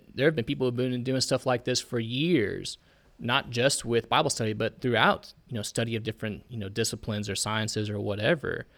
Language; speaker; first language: English; native; English